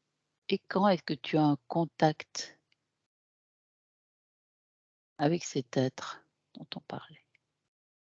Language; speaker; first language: French; native; French